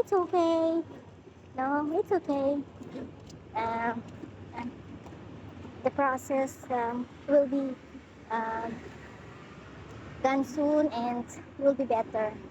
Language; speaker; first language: English; non-native, learner; Filipino